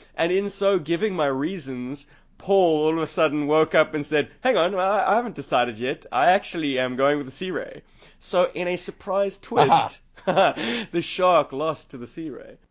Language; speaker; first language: English; native; English